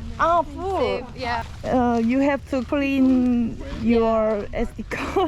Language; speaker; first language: English; non-native, learner; Korean